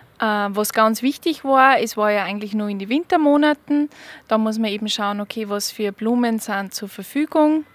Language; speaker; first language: German; native; German